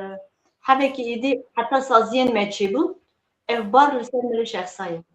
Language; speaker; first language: Kurdish; native; Kurdish